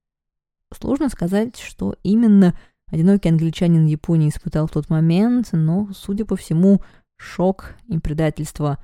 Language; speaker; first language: Russian; native; Russian